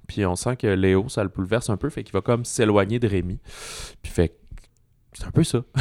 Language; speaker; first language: French; native; French